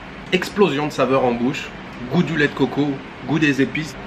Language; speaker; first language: French; native; French